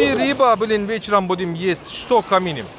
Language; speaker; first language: Russian; non-native, learner; Turkish